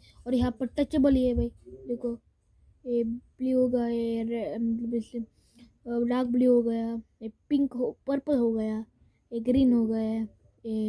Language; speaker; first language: Hindi; native; Hindi